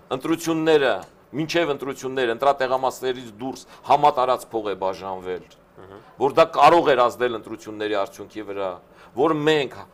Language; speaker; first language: Armenian; native; Armenian